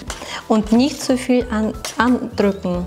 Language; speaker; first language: German; non-native, fluent; Russian